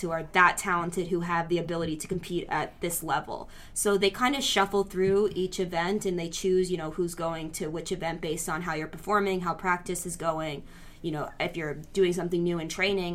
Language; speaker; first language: English; native; English